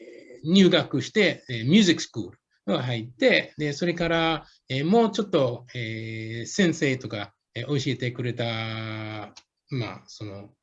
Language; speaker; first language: Japanese; non-native, fluent; English